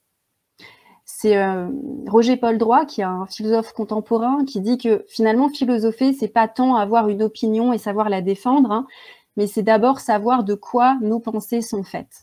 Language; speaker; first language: French; native; French